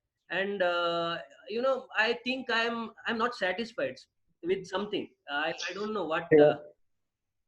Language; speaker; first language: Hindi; non-native, local second language; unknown